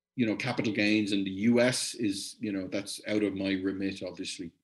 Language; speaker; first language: English; native; English